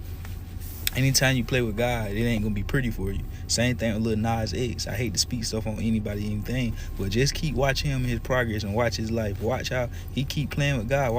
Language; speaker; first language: English; native; English